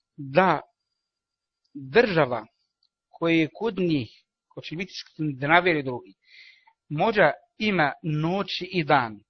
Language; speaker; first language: Bosnian; non-native, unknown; Arabic